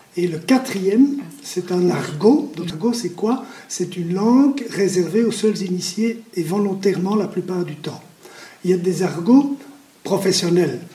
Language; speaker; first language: French; native; French